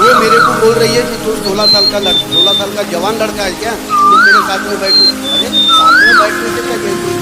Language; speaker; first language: Hindi; native; Hindi